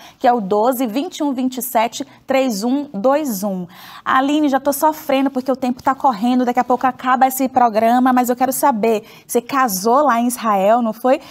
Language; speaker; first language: Portuguese; native; Portuguese